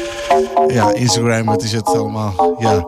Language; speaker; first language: Dutch; native; Dutch